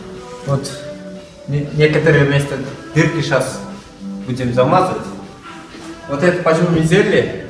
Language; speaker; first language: Russian; non-native, fluent; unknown